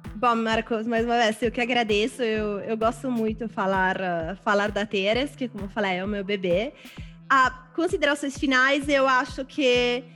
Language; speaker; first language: Portuguese; non-native, fluent; Italian